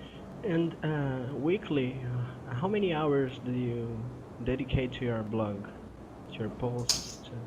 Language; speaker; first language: English; non-native, fluent; Portuguese